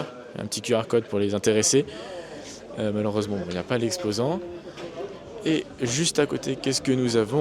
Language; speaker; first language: French; native; French